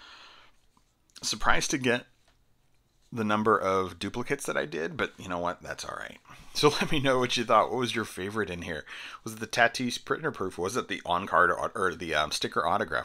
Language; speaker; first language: English; native; English